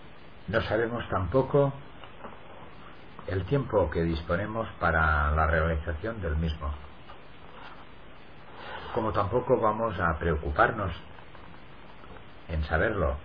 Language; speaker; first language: Spanish; native; Spanish